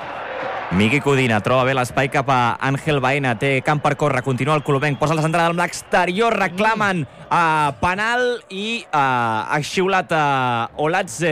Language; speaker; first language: Catalan; native; Catalan